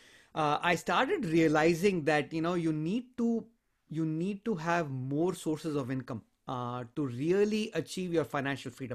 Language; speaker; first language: English; non-native, local second language; Hindi